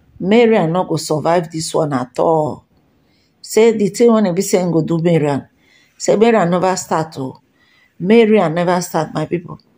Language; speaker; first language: Nigerian Pidgin; non-native, local second language; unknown